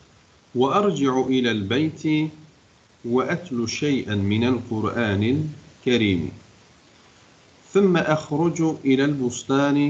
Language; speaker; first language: Arabic; non-native, fluent; Turkish